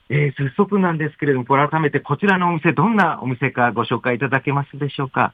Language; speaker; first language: Japanese; native; Japanese